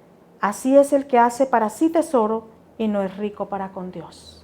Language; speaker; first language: Spanish; native; Spanish